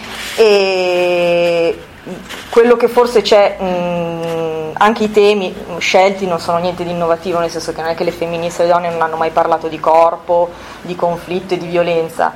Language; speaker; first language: Italian; native; Italian